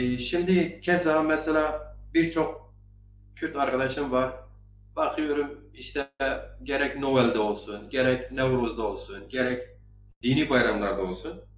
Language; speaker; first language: Turkish; non-native, local second language; Zaza